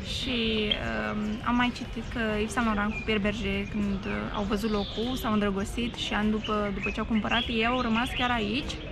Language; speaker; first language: Romanian; early bilingual, heritage; Romanian